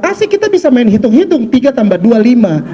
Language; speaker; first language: Indonesian; native; Indonesian